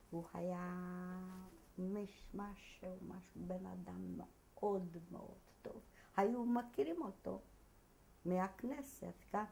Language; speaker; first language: Hebrew; non-native, fluent; Hungarian